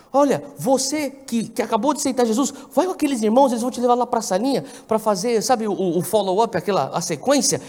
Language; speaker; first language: Portuguese; native; Portuguese